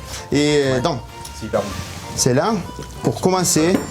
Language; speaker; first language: French; non-native, learner; Italian